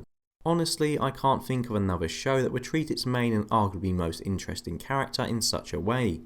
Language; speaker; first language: English; native; English